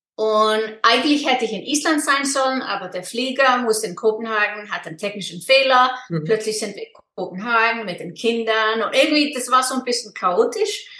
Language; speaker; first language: German; non-native, fluent; Icelandic